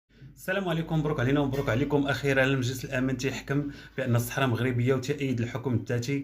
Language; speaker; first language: Arabic; native; Arabic